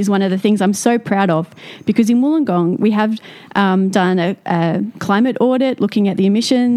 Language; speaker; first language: English; native; English